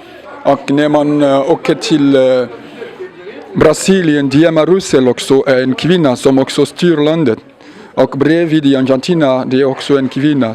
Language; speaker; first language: Swedish; non-native, fluent; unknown